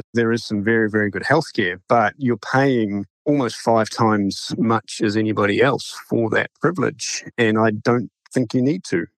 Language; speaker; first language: English; native; English